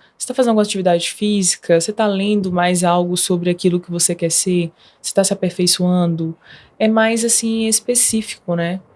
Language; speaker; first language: Portuguese; native; Portuguese